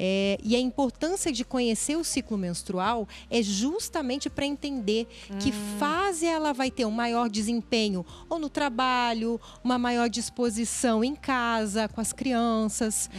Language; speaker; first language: Portuguese; native; Portuguese